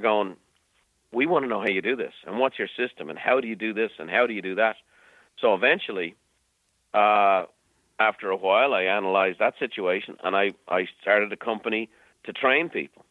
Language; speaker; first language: English; native; English